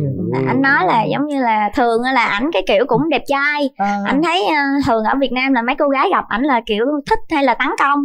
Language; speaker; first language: Vietnamese; native; Vietnamese